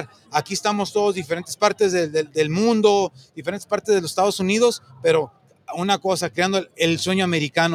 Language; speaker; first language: Spanish; native; Spanish